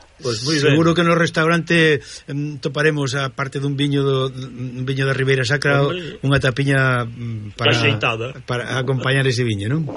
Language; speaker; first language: Galician; native; Galician